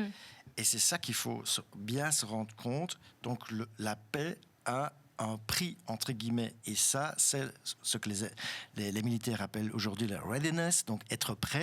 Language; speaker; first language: French; non-native, local second language; German